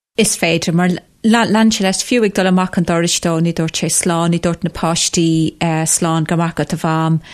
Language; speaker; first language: Irish; non-native, local second language; English